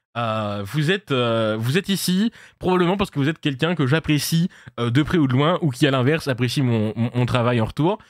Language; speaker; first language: French; native; French